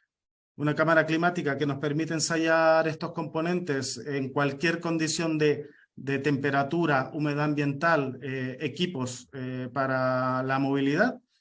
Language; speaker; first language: Spanish; native; Spanish